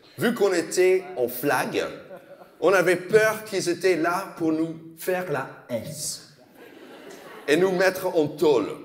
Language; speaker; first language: French; non-native, fluent; English